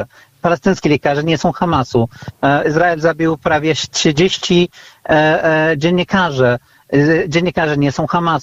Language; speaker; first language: Polish; non-native, fluent; Arabic